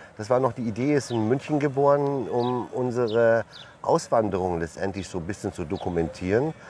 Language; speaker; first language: German; early bilingual, other home language; Turkish